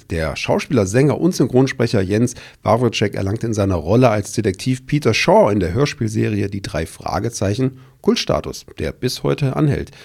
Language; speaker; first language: German; native; German